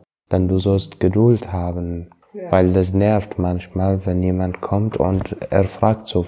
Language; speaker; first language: German; non-native, learner; Arabic